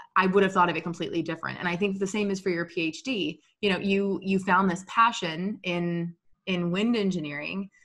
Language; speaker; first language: English; native; English